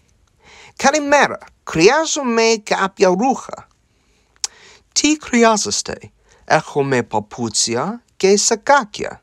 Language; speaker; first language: Greek; non-native, learner; English